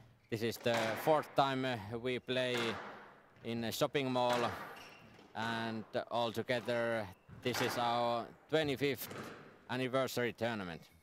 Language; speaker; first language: English; non-native, fluent; Finnish